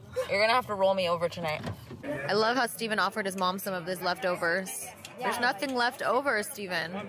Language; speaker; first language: English; early bilingual, other home language; Spanish